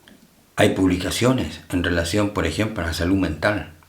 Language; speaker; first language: Spanish; native; Spanish